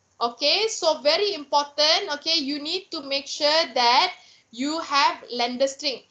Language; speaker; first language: English; non-native, local second language; Malay